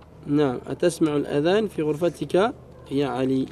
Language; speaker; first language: Arabic; non-native, fluent; French